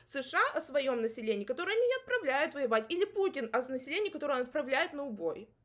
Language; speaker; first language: Russian; native; Russian